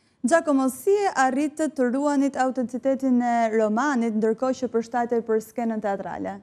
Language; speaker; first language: Albanian; native; Albanian